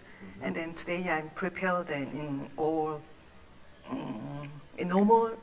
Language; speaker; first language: English; non-native, learner; Korean